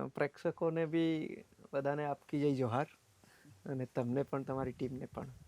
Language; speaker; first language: Gujarati; non-native, local second language; Bhili